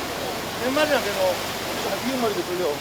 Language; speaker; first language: Korean; native; Korean